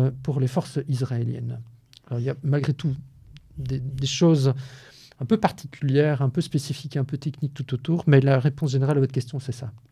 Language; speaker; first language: French; native; French